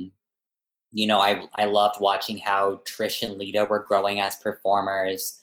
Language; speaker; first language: English; native; English